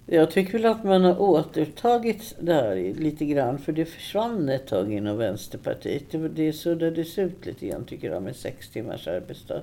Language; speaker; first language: Swedish; native; Swedish